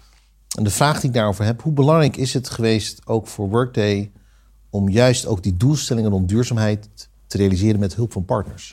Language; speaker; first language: Dutch; native; Dutch